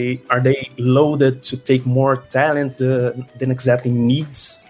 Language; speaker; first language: English; non-native, fluent; Portuguese